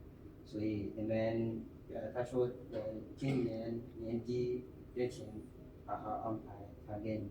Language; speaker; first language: Chinese; non-native, fluent; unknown